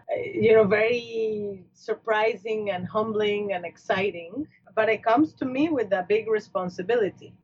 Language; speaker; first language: English; non-native, fluent; Spanish